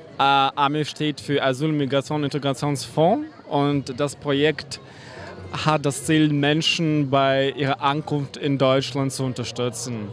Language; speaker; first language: German; non-native, fluent; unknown